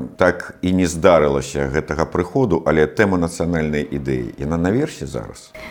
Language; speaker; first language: Belarusian; non-native, local second language; Russian